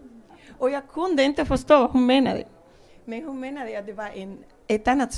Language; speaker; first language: Swedish; non-native, fluent; Spanish